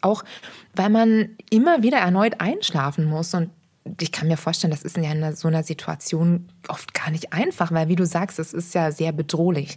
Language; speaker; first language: German; native; German